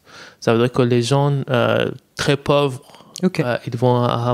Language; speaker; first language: French; non-native, fluent; Persian